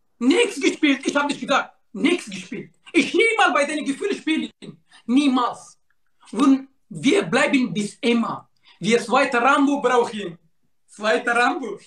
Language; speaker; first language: German; non-native, learner; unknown